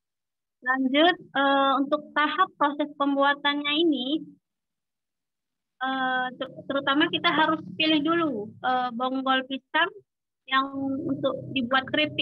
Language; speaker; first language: Indonesian; native; Indonesian